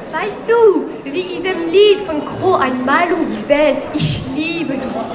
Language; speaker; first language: German; non-native, learner; French